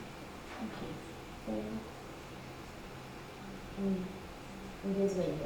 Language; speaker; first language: English; non-native, fluent; Spanish